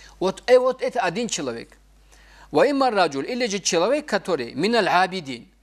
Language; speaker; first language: Russian; non-native, local second language; Avaric